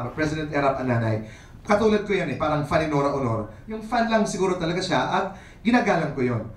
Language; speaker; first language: Filipino; non-native, local second language; Waray